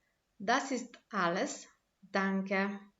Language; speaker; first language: German; non-native, fluent; Macedonian